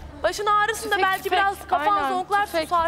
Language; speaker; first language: Turkish; native; Turkish